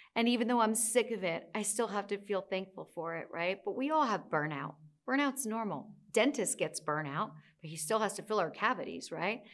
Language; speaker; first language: English; native; English